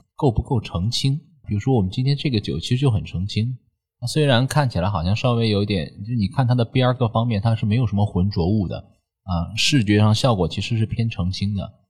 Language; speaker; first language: Chinese; native; Chinese